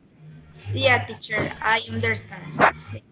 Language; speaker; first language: English; non-native, learner; Spanish